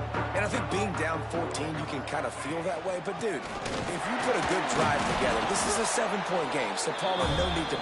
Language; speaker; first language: English; native; English